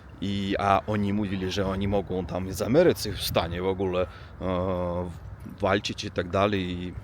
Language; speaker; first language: Polish; non-native, learner; Russian